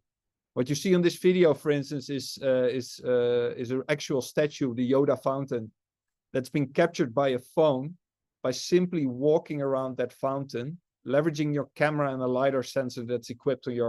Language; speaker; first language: English; non-native, fluent; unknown